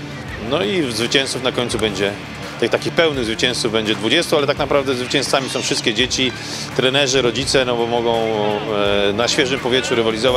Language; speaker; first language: Polish; native; Polish